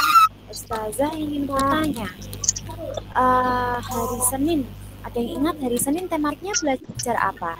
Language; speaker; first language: Indonesian; native; Indonesian